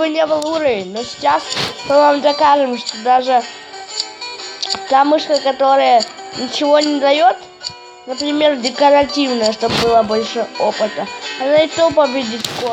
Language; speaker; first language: Russian; native; Russian